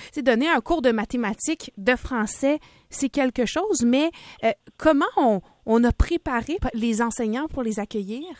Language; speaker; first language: French; native; French